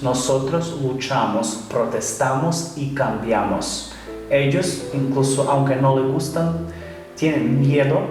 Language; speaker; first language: Spanish; non-native, fluent; Ukrainian